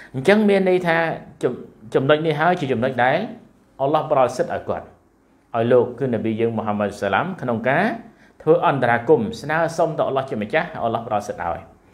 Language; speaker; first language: Khmer; non-native, local second language; Western Cham